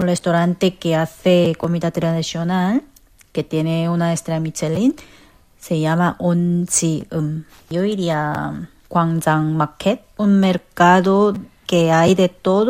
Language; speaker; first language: Spanish; non-native, local second language; Korean